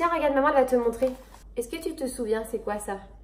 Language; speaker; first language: French; native; French